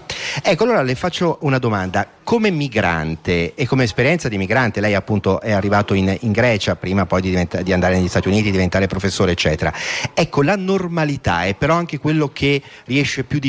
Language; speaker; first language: Italian; native; Italian